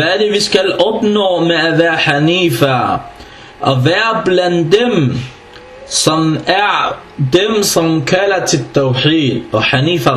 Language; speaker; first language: Danish; non-native, fluent; Arabic